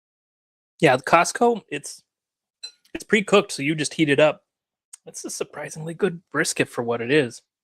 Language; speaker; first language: English; native; English